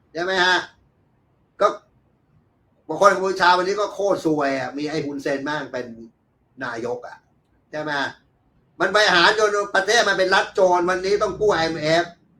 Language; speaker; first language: Thai; native; Thai